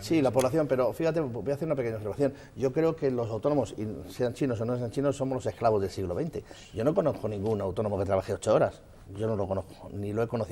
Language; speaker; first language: Spanish; native; Spanish